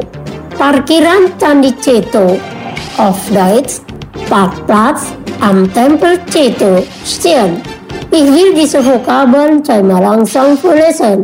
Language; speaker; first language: German; non-native, learner; Indonesian